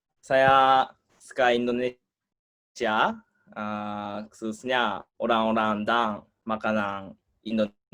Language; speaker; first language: Indonesian; non-native, learner; Japanese